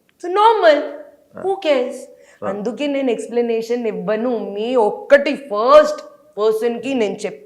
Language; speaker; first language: Telugu; non-native, learner; Hindi